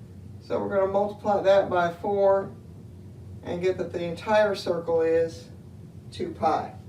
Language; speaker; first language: English; native; English